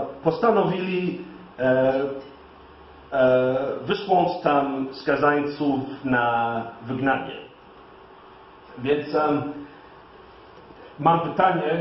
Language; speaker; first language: Polish; non-native, learner; English